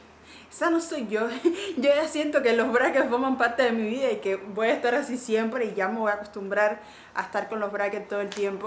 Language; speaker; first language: Spanish; native; Spanish